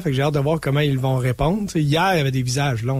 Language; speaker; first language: French; native; French